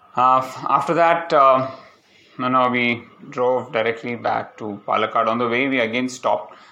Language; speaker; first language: English; non-native, local second language; Malayalam